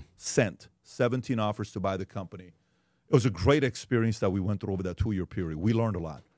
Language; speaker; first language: English; early bilingual, other home language; Persian